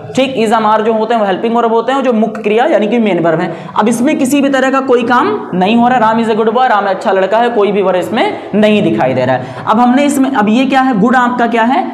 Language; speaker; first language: Hindi; native; Hindi